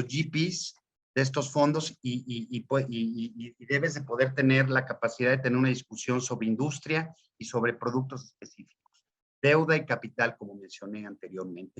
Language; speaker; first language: Spanish; native; Spanish